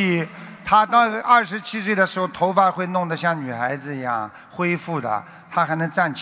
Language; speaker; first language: Chinese; native; Chinese